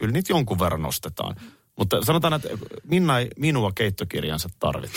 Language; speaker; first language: Finnish; native; Finnish